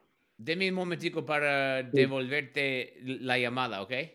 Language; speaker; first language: Spanish; non-native, learner; English